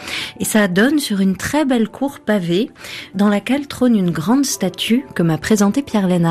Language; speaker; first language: French; native; French